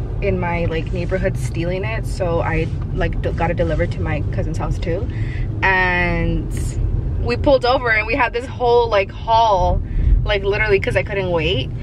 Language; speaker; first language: English; early bilingual, other home language; Spanish